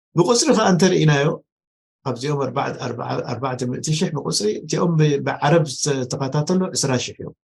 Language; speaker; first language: Tigrinya; non-native, local second language; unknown